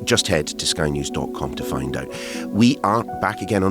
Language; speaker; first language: English; native; English